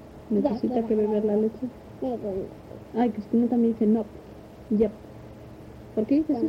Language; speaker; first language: Spanish; native; Spanish